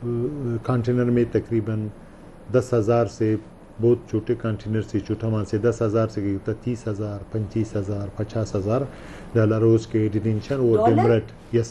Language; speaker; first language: Hindi; non-native, learner; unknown